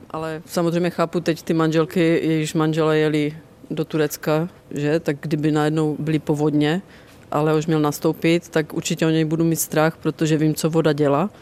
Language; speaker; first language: Czech; native; Czech